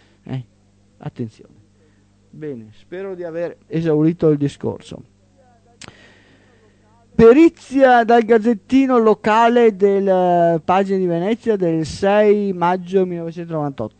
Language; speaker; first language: Italian; native; Italian